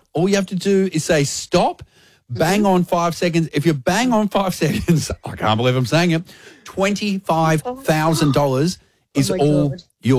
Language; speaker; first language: English; native; English